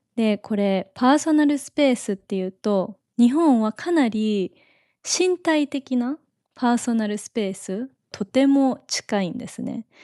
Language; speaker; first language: Japanese; native; Japanese